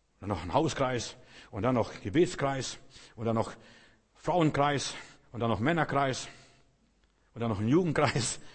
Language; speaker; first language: German; non-native, fluent; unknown